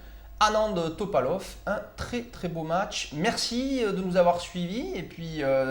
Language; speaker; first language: French; native; French